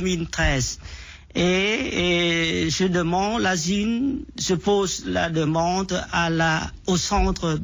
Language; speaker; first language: French; non-native, fluent; Vietnamese